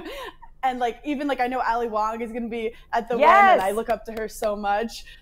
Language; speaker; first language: English; native; English